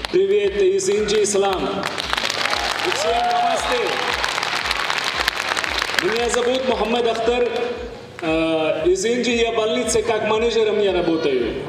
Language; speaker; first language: Russian; non-native, learner; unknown